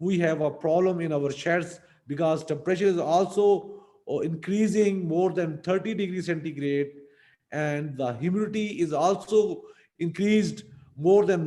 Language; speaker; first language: English; non-native, local second language; Urdu